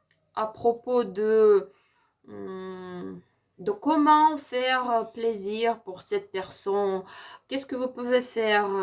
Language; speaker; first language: French; non-native, learner; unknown